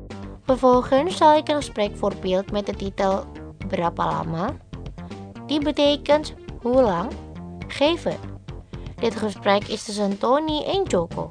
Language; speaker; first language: Dutch; non-native, learner; Indonesian